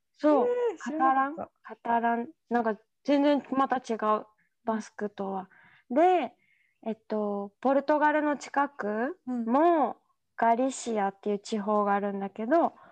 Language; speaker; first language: Japanese; native; Japanese